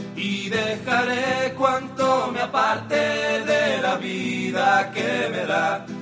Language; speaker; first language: Spanish; native; Spanish